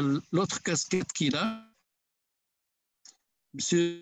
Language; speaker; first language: French; non-native, local second language; Arabic